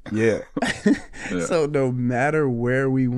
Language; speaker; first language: English; native; English